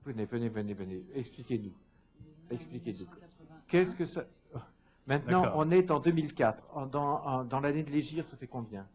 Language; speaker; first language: French; native; French